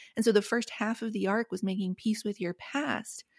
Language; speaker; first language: English; native; English